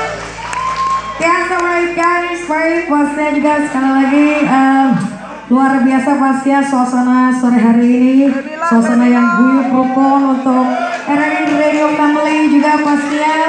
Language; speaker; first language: Indonesian; native; Indonesian